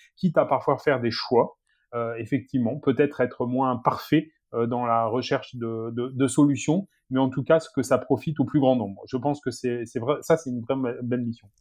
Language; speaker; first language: French; native; French